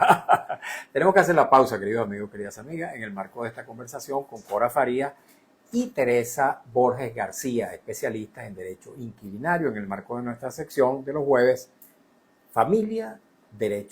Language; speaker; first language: Spanish; native; Spanish